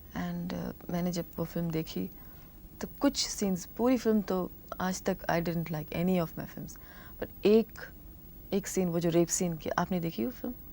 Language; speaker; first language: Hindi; non-native, local second language; Telugu